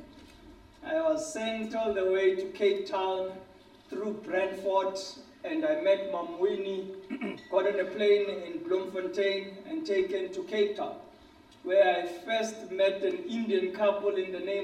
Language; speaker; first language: English; non-native, local second language; Xhosa